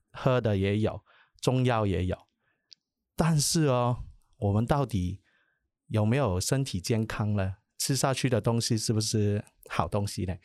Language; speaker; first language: Chinese; non-native, local second language; Cantonese